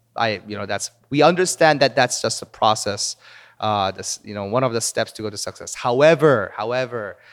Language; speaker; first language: English; early bilingual, other home language; Korean